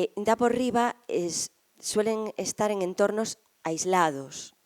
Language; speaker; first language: Spanish; native; Spanish